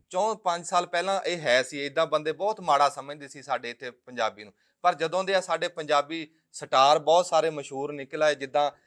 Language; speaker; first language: Punjabi; native; Punjabi